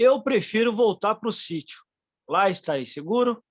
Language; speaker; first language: Portuguese; native; Portuguese